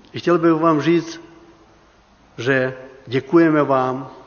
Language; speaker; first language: Czech; non-native, learner; Ukrainian